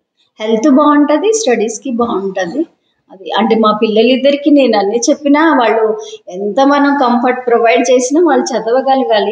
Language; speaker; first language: Telugu; native; Telugu